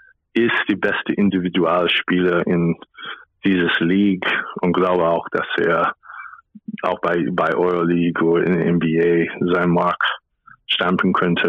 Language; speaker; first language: German; non-native, fluent; English